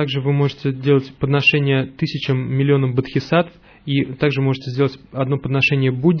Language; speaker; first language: Russian; native; Russian